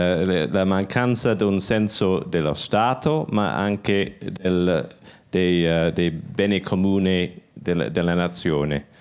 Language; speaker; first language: Italian; non-native, learner; English